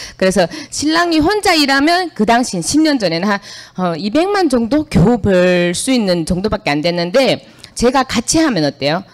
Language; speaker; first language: Korean; native; Korean